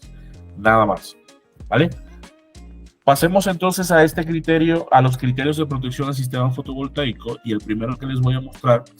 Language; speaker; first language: Spanish; native; Spanish